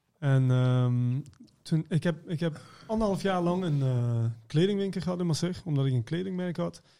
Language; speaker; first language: Dutch; early bilingual, other home language; Persian